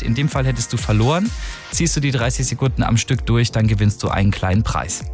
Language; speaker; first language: German; native; German